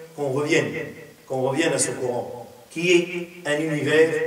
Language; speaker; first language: French; non-native, local second language; Arabic